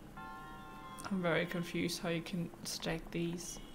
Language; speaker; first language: English; non-native, fluent; German